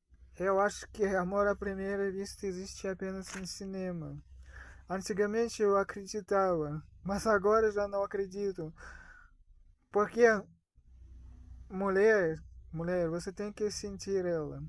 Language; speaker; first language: Portuguese; non-native, fluent; Russian